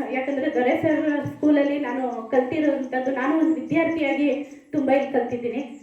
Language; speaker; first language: Kannada; non-native, local second language; Urdu